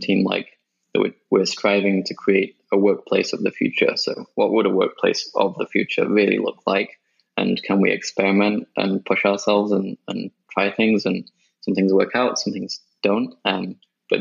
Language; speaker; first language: English; native; English